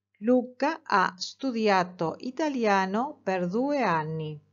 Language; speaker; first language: Italian; non-native, fluent; Spanish